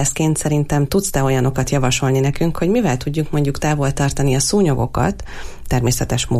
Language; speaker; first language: Hungarian; native; Hungarian